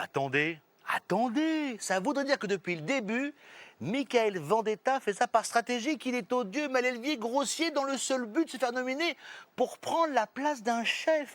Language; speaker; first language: French; native; French